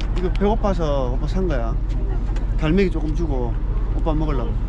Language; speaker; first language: Korean; native; Korean